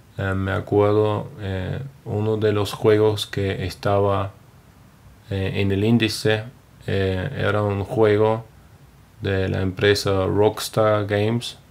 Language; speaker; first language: Spanish; non-native, fluent; German